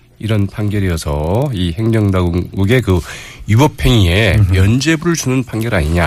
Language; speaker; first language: Korean; native; Korean